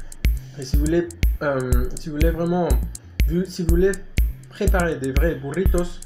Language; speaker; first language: French; non-native, fluent; Spanish